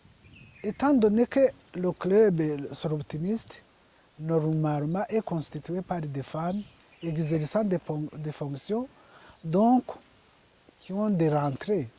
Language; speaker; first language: French; non-native, local second language; Kinyarwanda